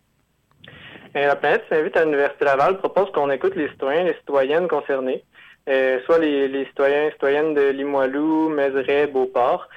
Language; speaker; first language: French; native; French